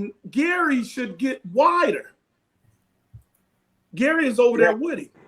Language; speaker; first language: English; native; English